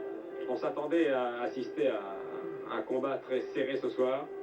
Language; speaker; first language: French; native; French